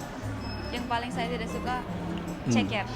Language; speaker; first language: Indonesian; non-native, learner; Thai